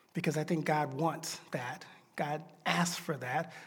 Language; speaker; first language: English; native; English